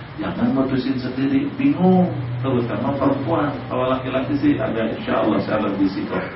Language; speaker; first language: Indonesian; non-native, local second language; Sundanese